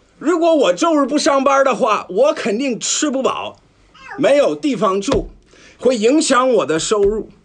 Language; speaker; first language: Chinese; non-native, fluent; English